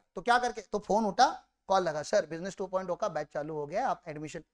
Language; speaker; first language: Hindi; non-native, local second language; Marathi